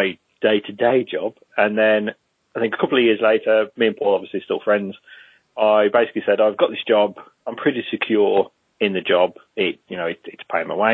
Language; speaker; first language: English; native; English